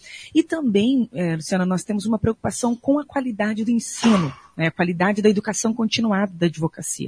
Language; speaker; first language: Portuguese; native; Portuguese